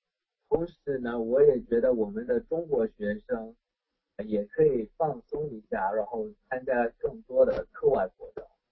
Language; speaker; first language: Chinese; non-native, fluent; English